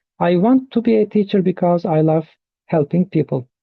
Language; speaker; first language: English; non-native, fluent; Turkish